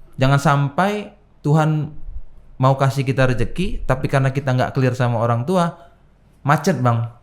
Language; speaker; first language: Indonesian; native; Indonesian